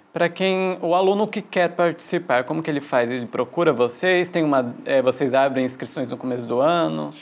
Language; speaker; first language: Portuguese; native; Portuguese